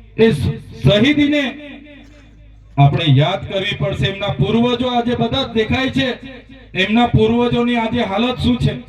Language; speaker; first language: Gujarati; native; Gujarati